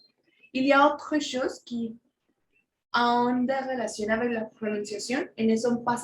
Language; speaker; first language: French; non-native, fluent; Spanish